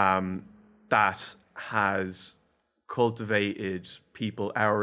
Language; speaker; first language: English; native; English